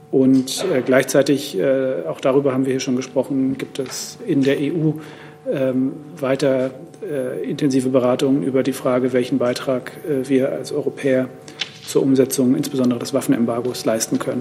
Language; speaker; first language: German; native; German